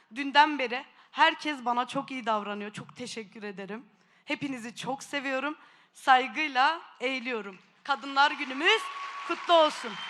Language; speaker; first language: Turkish; native; Turkish